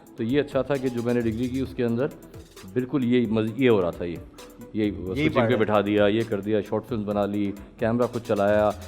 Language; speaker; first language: Urdu; native; Urdu